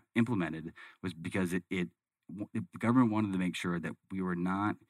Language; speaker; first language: English; native; English